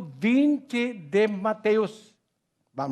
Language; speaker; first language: Portuguese; non-native, learner; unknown